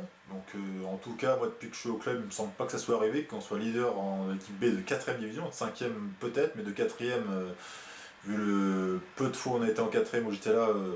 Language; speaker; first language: French; native; French